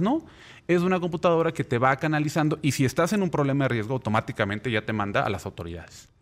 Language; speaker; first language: Spanish; native; Spanish